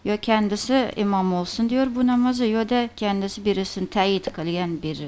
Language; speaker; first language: Turkish; non-native, fluent; Persian